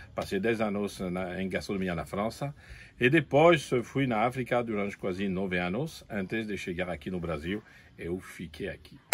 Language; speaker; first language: Portuguese; non-native, fluent; French